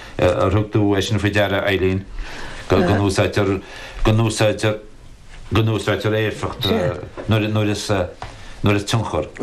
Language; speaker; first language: Irish; native; Irish